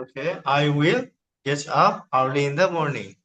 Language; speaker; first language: English; non-native, learner; Bangla